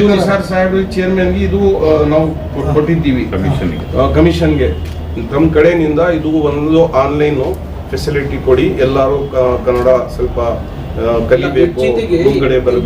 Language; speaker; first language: Kannada; non-native, local second language; Urdu